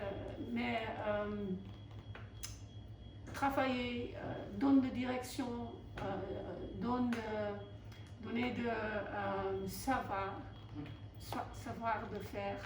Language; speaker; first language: French; non-native, fluent; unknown